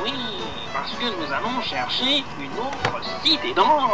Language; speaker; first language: French; native; French